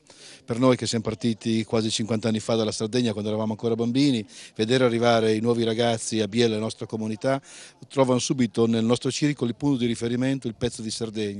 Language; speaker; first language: Italian; native; Italian